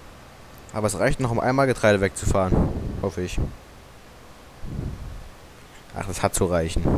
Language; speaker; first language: German; native; German